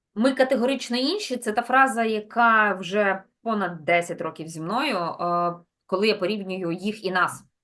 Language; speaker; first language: Ukrainian; native; Ukrainian